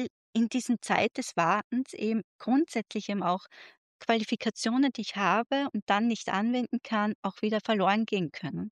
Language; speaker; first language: German; native; German